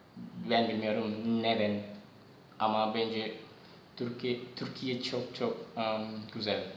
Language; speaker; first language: Turkish; non-native, learner; Javanese